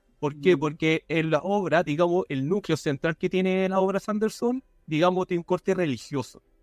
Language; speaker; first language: Spanish; non-native, fluent; English